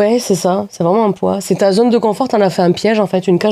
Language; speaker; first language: French; native; French